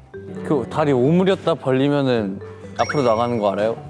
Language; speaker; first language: Korean; native; Korean